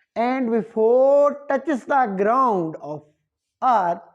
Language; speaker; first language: English; non-native, local second language; Punjabi